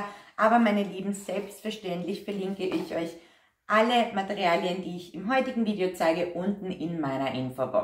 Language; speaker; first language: German; native; German